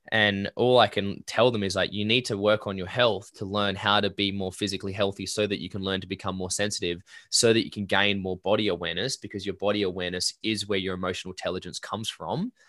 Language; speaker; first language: English; native; English